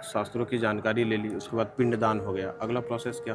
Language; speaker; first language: Hindi; native; Hindi